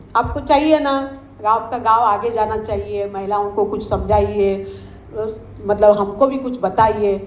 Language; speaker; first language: Hindi; non-native, local second language; Marathi